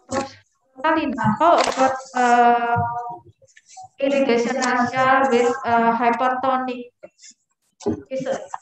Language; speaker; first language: English; non-native, learner; Indonesian